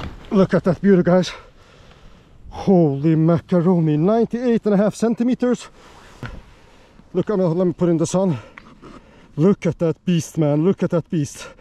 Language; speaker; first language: English; non-native, fluent; Swedish